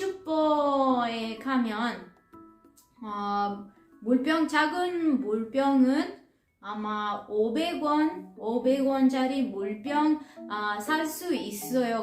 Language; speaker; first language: Korean; non-native, fluent; Italian